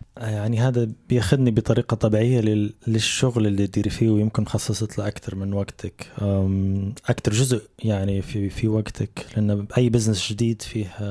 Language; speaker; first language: Arabic; native; Arabic